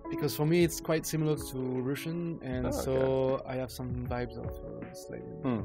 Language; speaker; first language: English; native; English